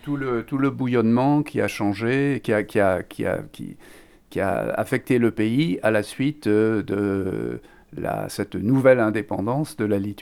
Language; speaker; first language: French; native; French